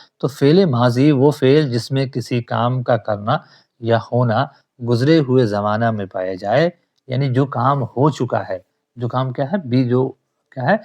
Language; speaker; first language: Urdu; native; Urdu